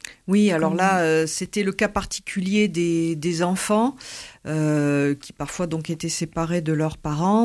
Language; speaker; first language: French; native; French